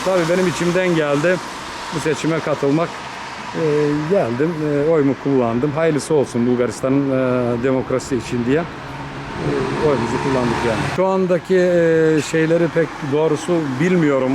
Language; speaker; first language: Turkish; early bilingual, heritage; Turkish